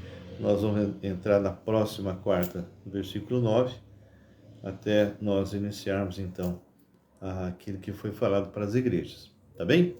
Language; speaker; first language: Portuguese; native; Portuguese